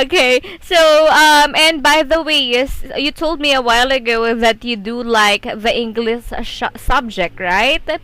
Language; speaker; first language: English; non-native, fluent; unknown